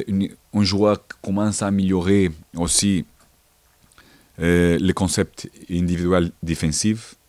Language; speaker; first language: French; non-native, fluent; Portuguese